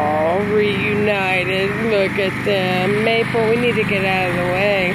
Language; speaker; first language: English; native; English